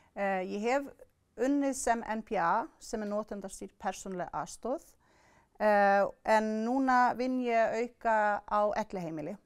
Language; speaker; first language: Icelandic; non-native, fluent; Swedish